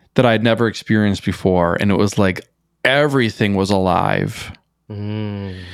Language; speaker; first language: English; native; English